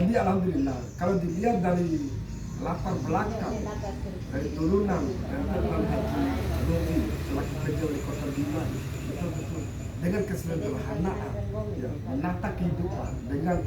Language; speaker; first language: Indonesian; non-native, local second language; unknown